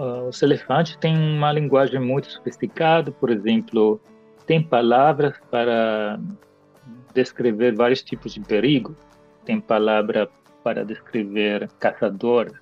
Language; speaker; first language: Portuguese; non-native, fluent; Italian